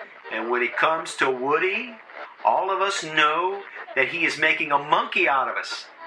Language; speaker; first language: English; early bilingual, other home language; French